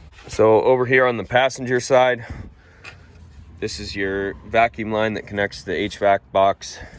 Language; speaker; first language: English; native; English